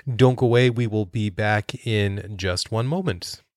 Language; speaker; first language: English; native; English